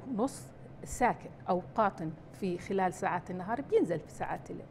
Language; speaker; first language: Arabic; native; Arabic